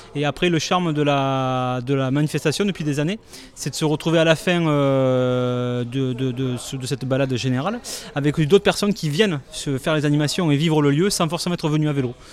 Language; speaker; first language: French; native; French